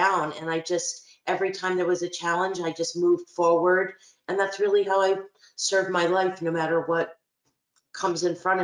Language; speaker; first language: English; native; English